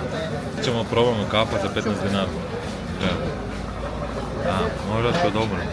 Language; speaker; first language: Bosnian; early bilingual, heritage; Bosnian